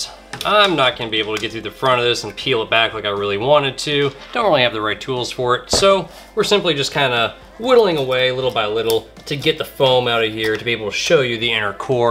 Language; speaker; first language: English; native; English